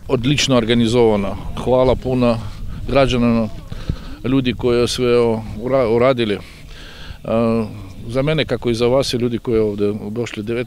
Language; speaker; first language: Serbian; non-native, learner; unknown